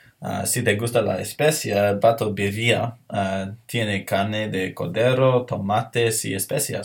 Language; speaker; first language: Spanish; non-native, learner; English